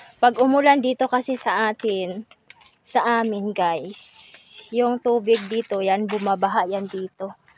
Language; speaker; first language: Filipino; non-native, local second language; Hiligaynon